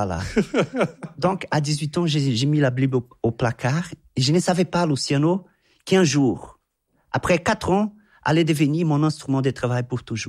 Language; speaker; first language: French; non-native, fluent; Portuguese